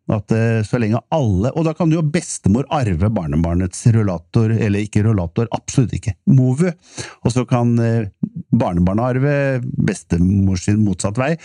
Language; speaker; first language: Norwegian; native; Norwegian